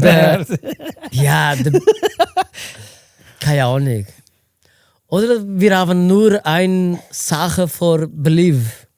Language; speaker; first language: German; non-native, learner; Portuguese